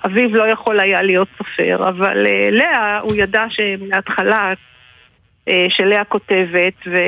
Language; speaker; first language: Hebrew; native; Hebrew